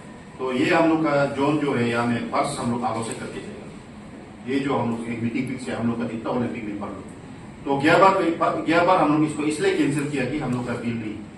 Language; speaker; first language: Hindi; non-native, local second language; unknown